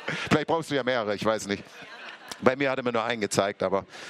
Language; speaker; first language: German; native; German